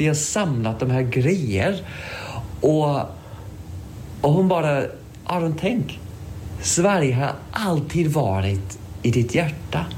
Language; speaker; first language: Swedish; non-native, fluent; English